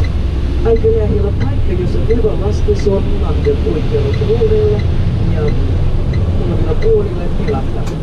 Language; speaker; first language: Finnish; non-native, fluent; Russian